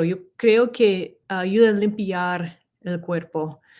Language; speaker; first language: Spanish; non-native, learner; English